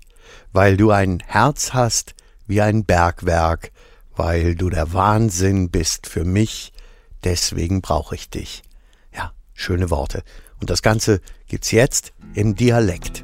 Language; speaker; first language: German; native; German